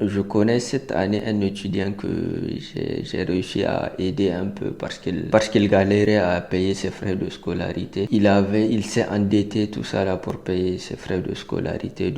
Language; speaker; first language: French; non-native, local second language; Hausa